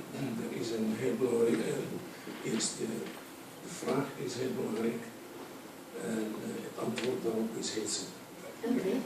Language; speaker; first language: Dutch; non-native, fluent; Arabic